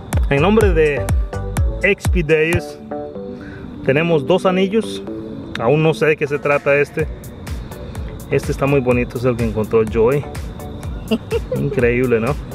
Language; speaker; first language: Spanish; native; Spanish